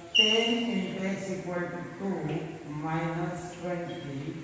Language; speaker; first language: English; non-native, local second language; Marathi